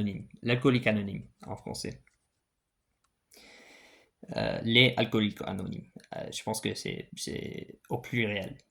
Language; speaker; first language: French; non-native, fluent; English